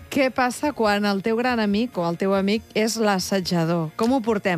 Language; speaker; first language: Catalan; native; Catalan